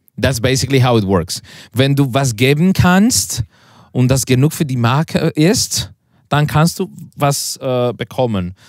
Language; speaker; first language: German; non-native, learner; Spanish